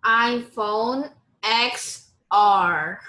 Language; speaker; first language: English; non-native, learner; Korean